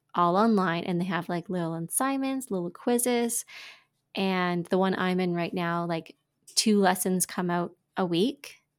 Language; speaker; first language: English; native; English